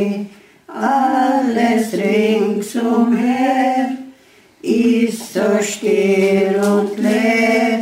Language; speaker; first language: German; native; German